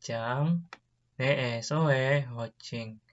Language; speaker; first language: Korean; non-native, fluent; Indonesian